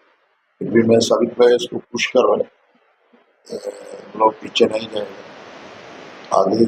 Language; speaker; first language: Hindi; non-native, local second language; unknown